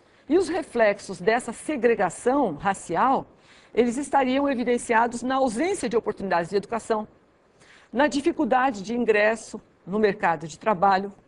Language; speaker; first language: Portuguese; native; Portuguese